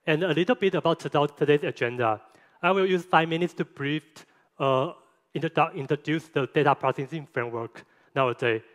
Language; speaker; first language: English; non-native, fluent; Chinese